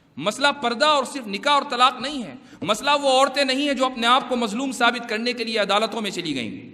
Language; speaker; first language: Urdu; native; Urdu